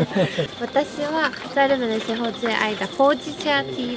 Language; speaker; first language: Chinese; non-native, fluent; Japanese